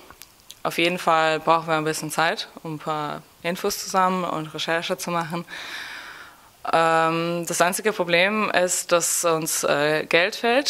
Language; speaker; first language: German; non-native, fluent; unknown